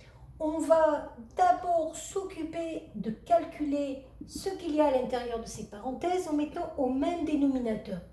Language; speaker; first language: French; native; French